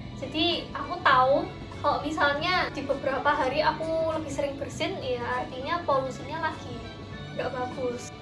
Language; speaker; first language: Indonesian; native; Indonesian